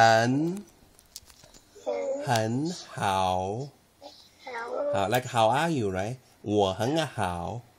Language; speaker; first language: Chinese; non-native, learner; English